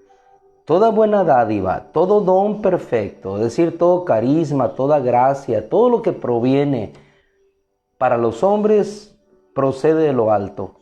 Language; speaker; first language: Spanish; native; Spanish